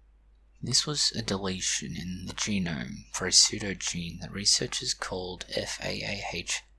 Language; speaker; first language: English; native; English